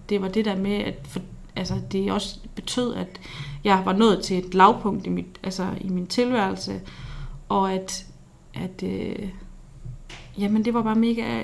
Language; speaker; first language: Danish; native; Danish